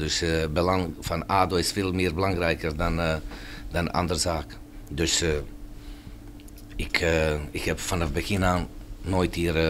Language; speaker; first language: Dutch; non-native, fluent; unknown